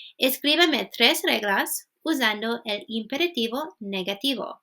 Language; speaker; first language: Spanish; non-native, fluent; English